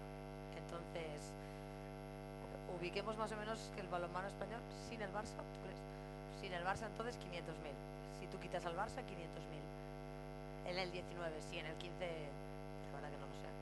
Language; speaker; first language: Spanish; native; Spanish